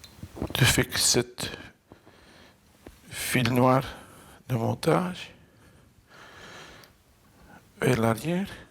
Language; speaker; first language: French; non-native, fluent; Dutch